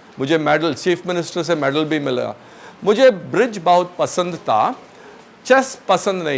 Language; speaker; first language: Hindi; non-native, local second language; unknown